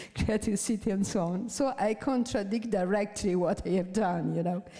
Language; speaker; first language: English; non-native, fluent; Italian